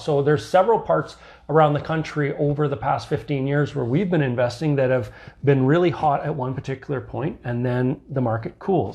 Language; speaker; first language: English; native; English